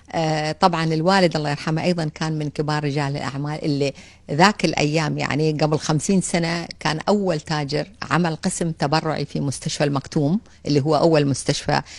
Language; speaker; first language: Arabic; native; Arabic